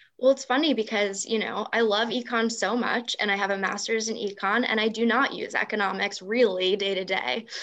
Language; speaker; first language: English; native; English